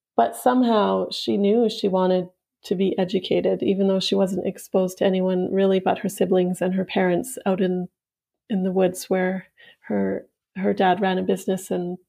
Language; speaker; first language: English; native; English